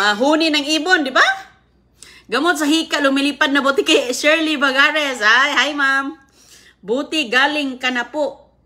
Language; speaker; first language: Filipino; non-native, local second language; Cebuano